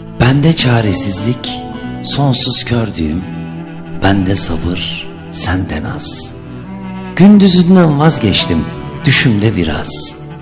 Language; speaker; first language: Turkish; native; Turkish